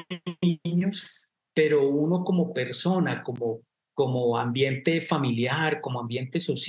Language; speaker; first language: Spanish; native; Spanish